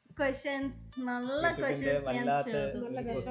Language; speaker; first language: Malayalam; non-native, learner; Tamil